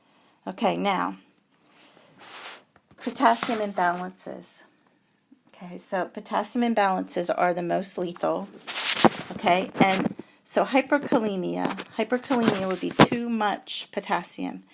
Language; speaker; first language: English; native; English